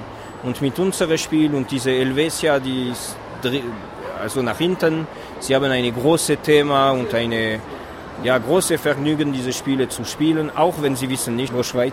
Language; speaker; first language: German; non-native, fluent; French